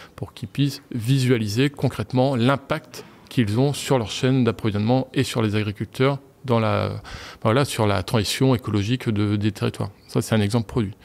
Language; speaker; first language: French; native; French